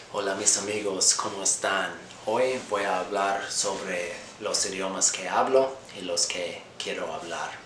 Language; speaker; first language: Spanish; non-native, fluent; English